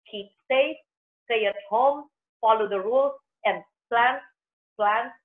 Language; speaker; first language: English; non-native, local second language; Filipino